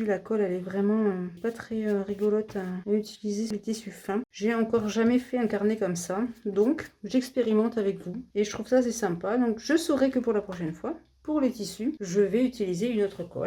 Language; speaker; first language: French; native; French